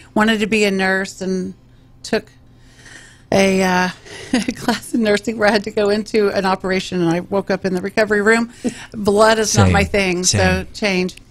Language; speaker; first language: English; native; English